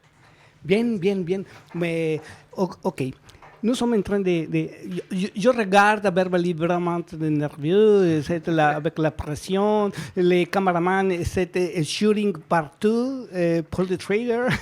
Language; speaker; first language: French; non-native, learner; Spanish